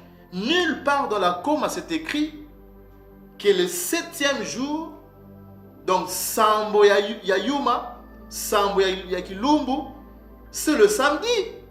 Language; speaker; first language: French; non-native, local second language; Kongo